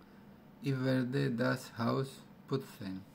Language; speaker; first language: German; non-native, learner; Spanish